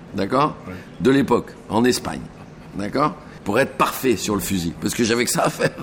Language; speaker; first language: French; native; French